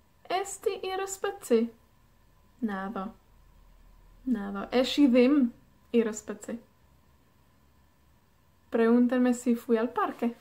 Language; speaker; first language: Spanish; non-native, fluent; Welsh